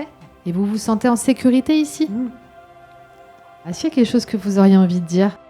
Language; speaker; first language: French; native; French